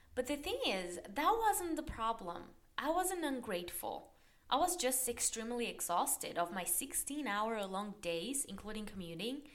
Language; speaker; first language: English; non-native, fluent; Portuguese